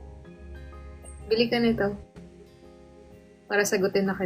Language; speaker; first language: Filipino; non-native, local second language; Cebuano